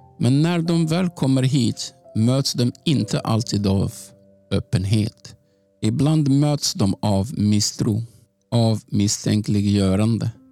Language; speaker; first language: Swedish; non-native, fluent; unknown